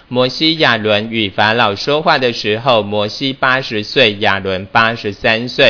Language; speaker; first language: Chinese; native; Chinese